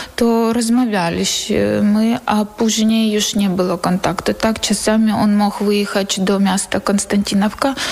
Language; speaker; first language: Polish; non-native, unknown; Ukrainian